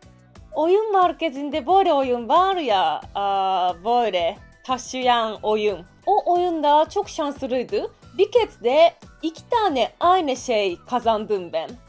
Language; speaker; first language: Turkish; non-native, learner; Japanese